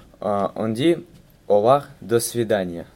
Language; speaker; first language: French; non-native, learner; Russian